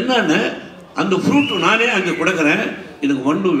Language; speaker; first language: Tamil; non-native, learner; Telugu